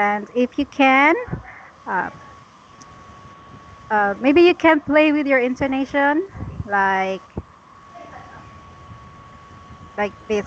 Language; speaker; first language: English; non-native, fluent; Cebuano